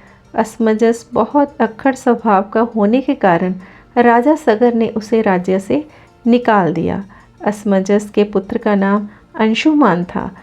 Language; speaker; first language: Hindi; native; Hindi